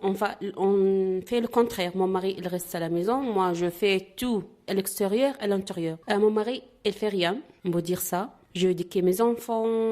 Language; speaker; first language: French; non-native, learner; Arabic